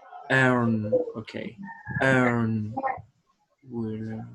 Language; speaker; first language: English; non-native, learner; Spanish